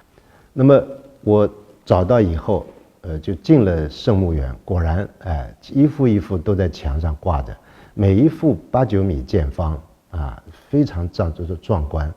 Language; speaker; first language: Chinese; native; Chinese